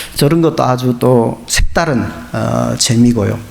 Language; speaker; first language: Korean; native; Korean